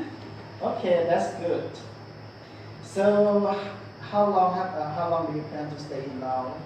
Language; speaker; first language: English; non-native, learner; Lao